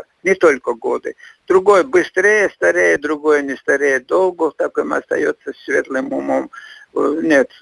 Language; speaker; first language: Russian; non-native, fluent; Latvian